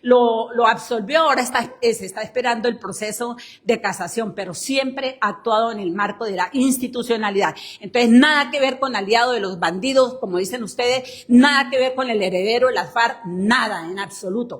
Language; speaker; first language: Spanish; native; Spanish